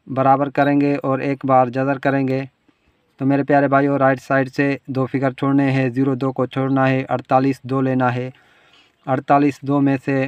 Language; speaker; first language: Urdu; non-native, local second language; Punjabi